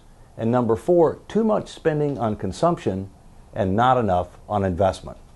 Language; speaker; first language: English; native; English